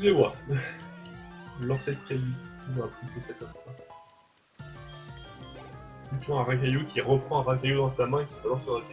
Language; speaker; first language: French; native; French